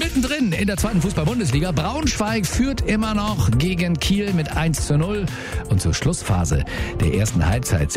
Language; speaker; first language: German; native; German